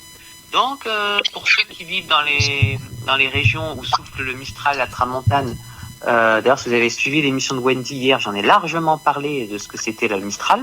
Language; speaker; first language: French; native; French